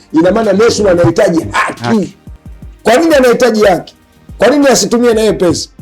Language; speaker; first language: Swahili; native; Swahili